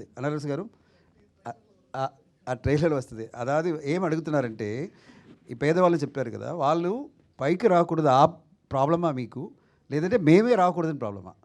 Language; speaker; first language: Telugu; non-native, fluent; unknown